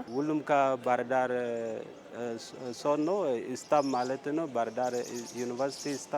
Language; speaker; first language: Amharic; non-native, learner; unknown